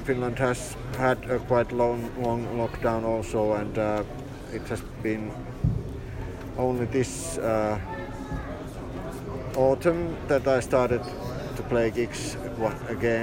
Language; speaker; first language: English; non-native, fluent; Finnish